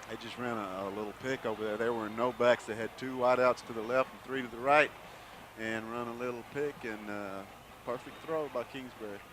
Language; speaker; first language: English; native; English